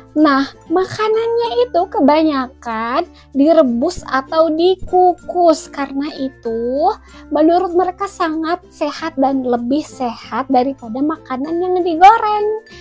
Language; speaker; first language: Indonesian; native; Indonesian